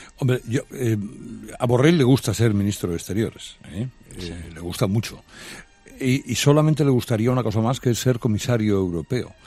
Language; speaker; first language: Spanish; native; Spanish